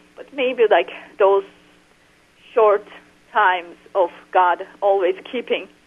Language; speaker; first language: English; non-native, fluent; Turkish